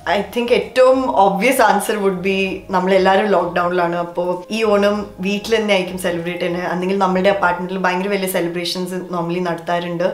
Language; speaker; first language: Malayalam; early bilingual, heritage; Malayalam